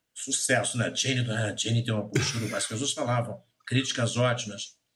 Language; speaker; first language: Portuguese; native; Portuguese